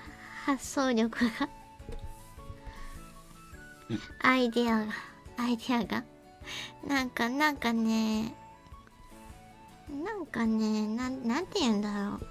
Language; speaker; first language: Japanese; native; Japanese